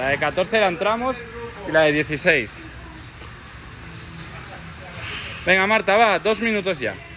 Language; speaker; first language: Spanish; non-native, local second language; Catalan